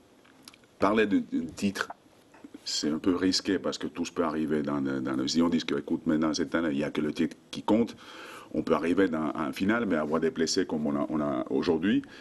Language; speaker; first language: French; non-native, fluent; Finnish